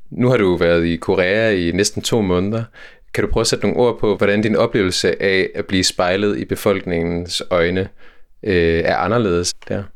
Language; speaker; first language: Danish; native; Danish